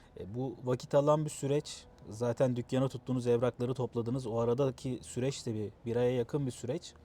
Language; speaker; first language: Turkish; native; Turkish